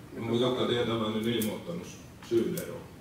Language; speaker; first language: Finnish; native; Finnish